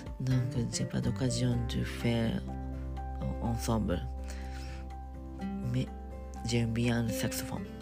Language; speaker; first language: French; non-native, learner; Japanese